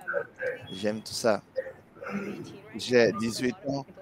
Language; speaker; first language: French; non-native, learner; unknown